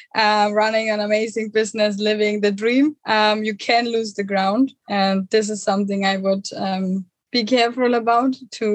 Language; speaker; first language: English; non-native, fluent; German